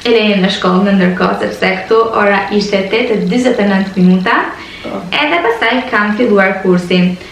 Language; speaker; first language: Albanian; early bilingual, heritage; Albanian